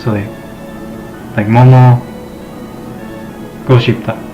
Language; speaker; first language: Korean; non-native, learner; English